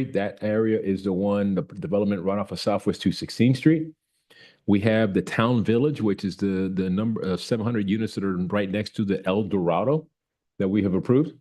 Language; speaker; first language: English; native; English